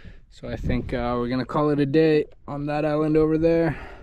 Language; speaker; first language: English; non-native, fluent; Finnish